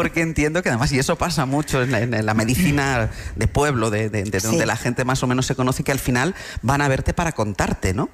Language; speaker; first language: Spanish; native; Spanish